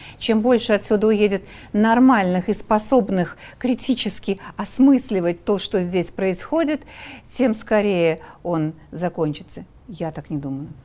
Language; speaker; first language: Russian; native; Russian